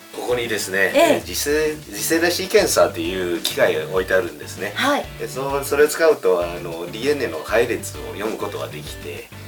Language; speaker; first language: Japanese; non-native, fluent; Chinese